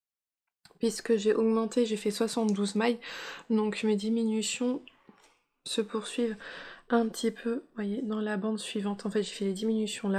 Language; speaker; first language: French; native; French